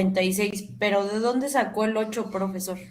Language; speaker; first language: Spanish; native; Spanish